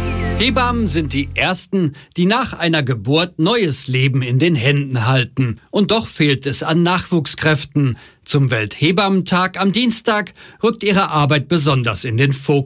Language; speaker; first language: German; native; German